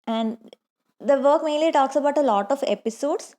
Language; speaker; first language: English; non-native, local second language; Malayalam